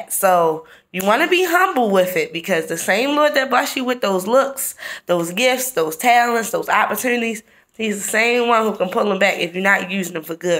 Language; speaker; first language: English; native; English